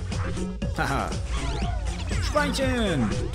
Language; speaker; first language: German; native; German